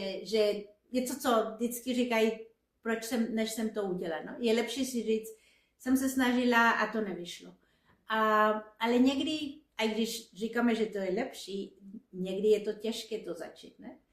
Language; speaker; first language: Czech; non-native, fluent; Spanish